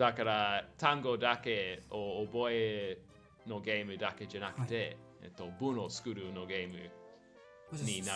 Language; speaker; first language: Japanese; non-native, learner; English